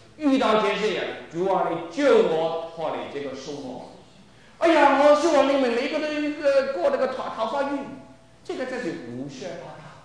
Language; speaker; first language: Chinese; non-native, local second language; Cantonese